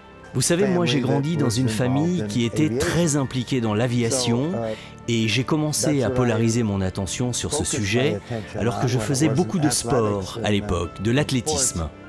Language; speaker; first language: French; native; French